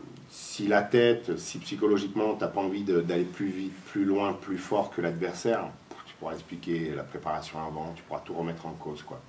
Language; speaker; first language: French; native; French